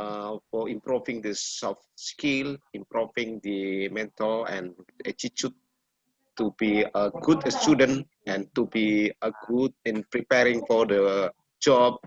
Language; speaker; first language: English; non-native, learner; Indonesian